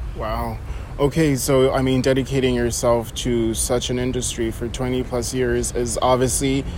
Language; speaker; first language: English; native; English